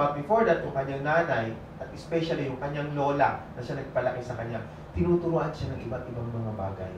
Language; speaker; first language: Filipino; native; Filipino